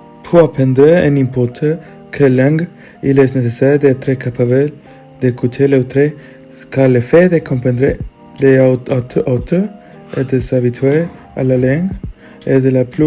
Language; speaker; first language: French; non-native, learner; Spanish